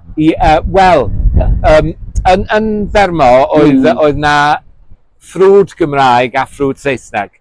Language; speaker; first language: Welsh; native; Welsh